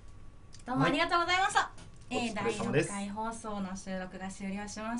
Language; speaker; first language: Japanese; native; Japanese